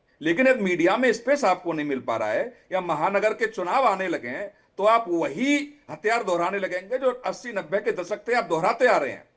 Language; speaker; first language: Hindi; native; Hindi